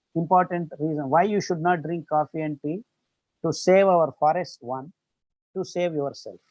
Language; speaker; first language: English; non-native, local second language; Kannada